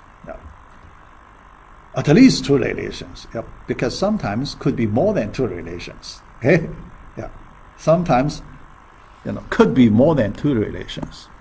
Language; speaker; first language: English; non-native, fluent; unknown